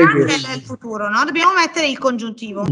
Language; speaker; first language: Italian; native; Italian